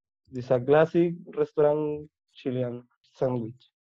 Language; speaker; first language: English; non-native, learner; Spanish